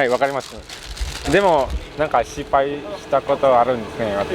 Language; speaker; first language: Japanese; non-native, learner; Sundanese